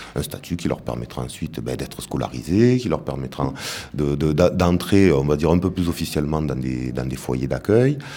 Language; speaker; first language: French; native; French